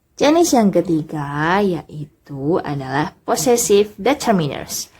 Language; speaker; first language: Indonesian; native; Indonesian